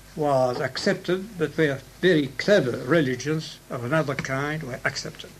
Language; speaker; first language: English; non-native, fluent; French